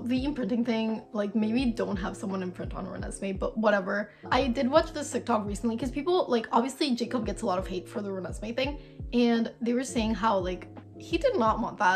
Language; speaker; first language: English; native; English